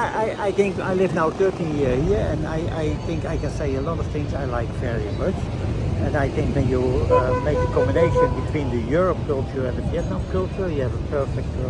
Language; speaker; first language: English; non-native, learner; Dutch